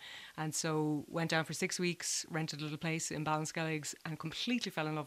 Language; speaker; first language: English; native; English